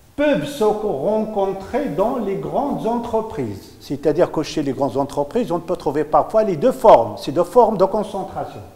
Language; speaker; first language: French; non-native, local second language; Arabic